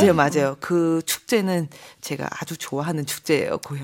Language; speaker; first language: Korean; non-native, fluent; Chinese